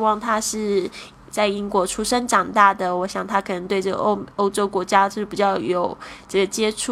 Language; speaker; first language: Chinese; native; Chinese